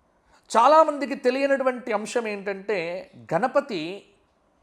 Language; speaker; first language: Telugu; native; Telugu